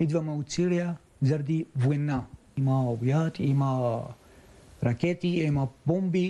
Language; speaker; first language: Bulgarian; non-native, learner; Arabic